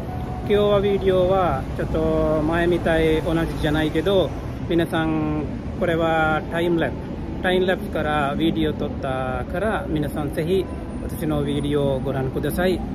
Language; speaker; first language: Japanese; non-native, learner; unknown